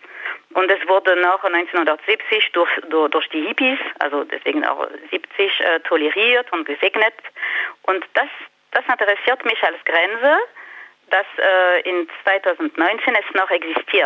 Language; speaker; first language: German; non-native, fluent; French